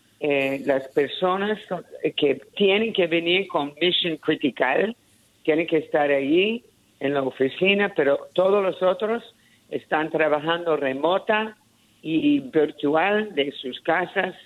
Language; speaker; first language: Spanish; early bilingual, heritage; Spanish